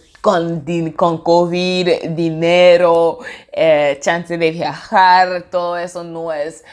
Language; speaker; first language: Spanish; non-native, fluent; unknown